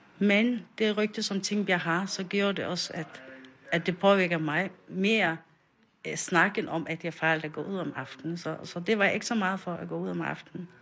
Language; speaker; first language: Danish; non-native, local second language; Faroese